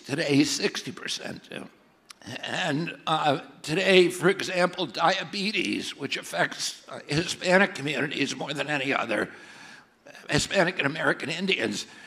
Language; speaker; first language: English; native; English